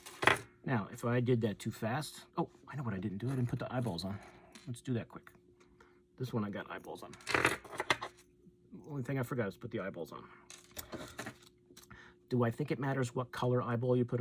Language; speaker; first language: English; native; English